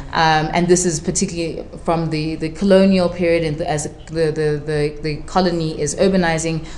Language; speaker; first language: English; non-native, local second language; Shona